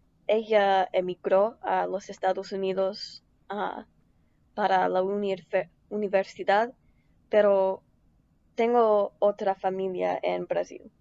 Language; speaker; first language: Spanish; non-native, learner; English